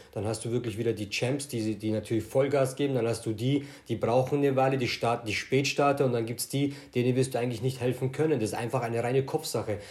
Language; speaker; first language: German; native; German